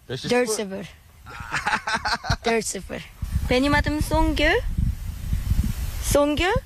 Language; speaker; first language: Turkish; non-native, learner; Korean